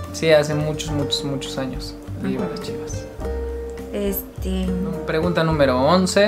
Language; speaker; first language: Spanish; native; Spanish